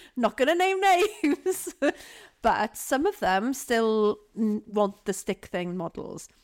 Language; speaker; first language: English; non-native, local second language; Welsh